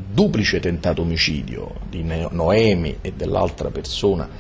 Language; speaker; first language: Italian; native; Italian